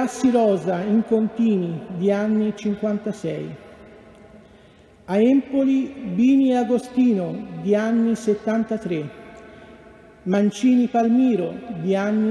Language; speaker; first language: Italian; native; Italian